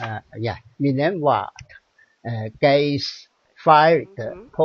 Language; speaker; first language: English; non-native, learner; Chinese